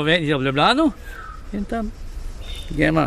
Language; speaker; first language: German; non-native, learner; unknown